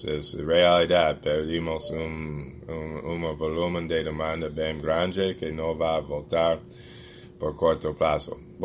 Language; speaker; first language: Portuguese; non-native, fluent; English